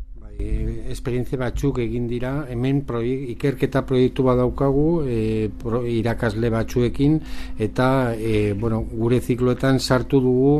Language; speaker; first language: Basque; non-native, local second language; Spanish